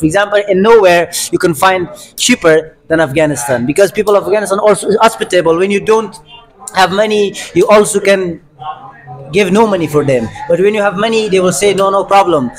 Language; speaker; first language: English; non-native, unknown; Persian